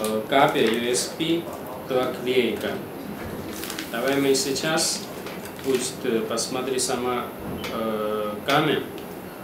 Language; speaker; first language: Russian; non-native, learner; Chinese